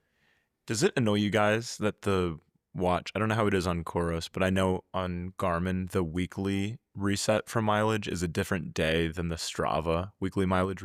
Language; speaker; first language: English; native; English